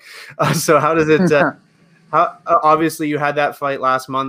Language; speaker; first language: English; native; English